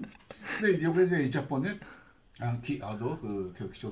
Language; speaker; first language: French; non-native, fluent; Japanese